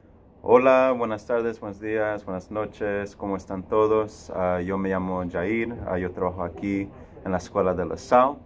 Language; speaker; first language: Spanish; early bilingual, heritage; Spanish